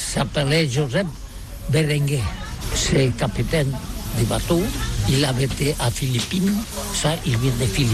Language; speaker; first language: French; non-native, learner; Catalan